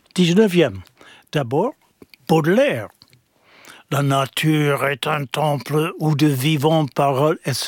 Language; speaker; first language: French; non-native, fluent; English